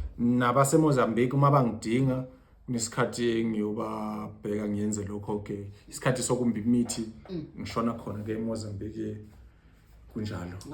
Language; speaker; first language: Zulu; non-native, fluent; Tsonga